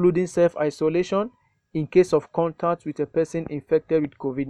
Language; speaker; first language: English; non-native, local second language; Yoruba